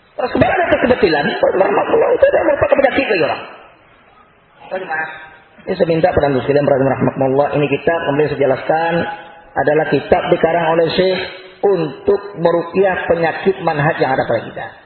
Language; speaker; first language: Indonesian; non-native, local second language; Minangkabau